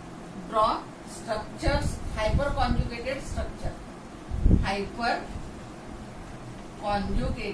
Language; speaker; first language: English; non-native, local second language; Marathi